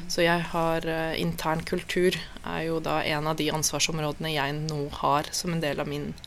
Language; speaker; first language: Norwegian; native; Norwegian